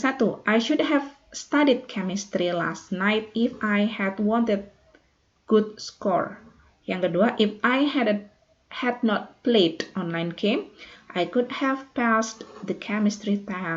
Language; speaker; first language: English; non-native, fluent; Indonesian